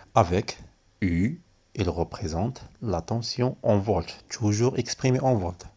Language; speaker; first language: French; non-native, local second language; Arabic